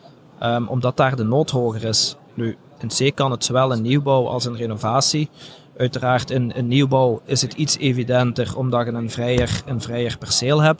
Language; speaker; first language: Dutch; native; Dutch